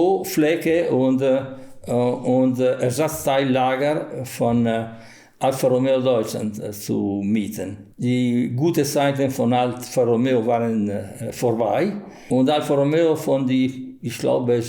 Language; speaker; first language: German; non-native, fluent; Italian